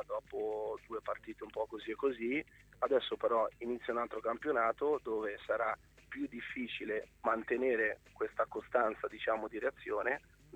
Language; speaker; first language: Italian; native; Italian